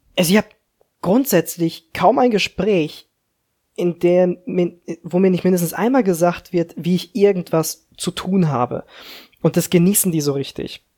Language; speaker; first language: German; early bilingual, other home language; Slovak